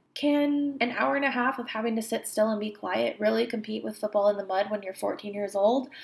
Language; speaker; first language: English; native; English